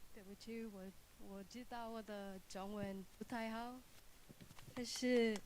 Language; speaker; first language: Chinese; non-native, learner; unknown